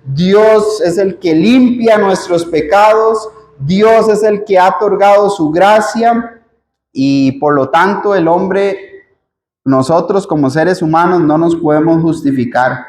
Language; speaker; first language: Spanish; native; Spanish